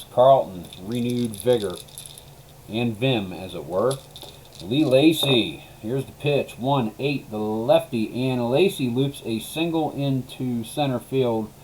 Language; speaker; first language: English; native; English